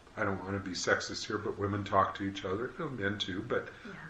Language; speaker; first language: English; native; English